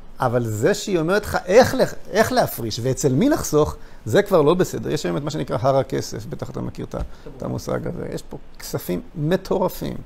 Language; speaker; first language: Hebrew; native; Hebrew